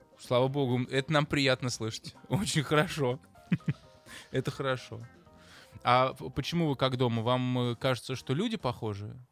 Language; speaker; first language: Russian; native; Russian